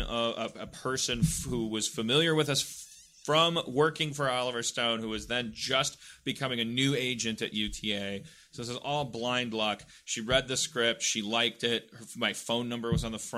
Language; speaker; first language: English; native; English